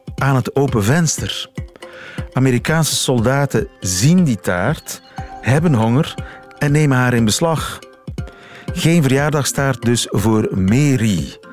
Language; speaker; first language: Dutch; native; Dutch